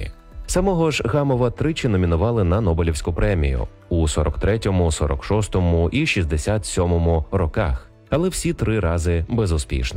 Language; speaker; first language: Ukrainian; native; Ukrainian